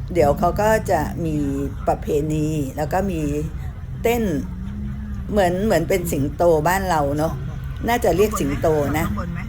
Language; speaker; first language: Thai; native; Thai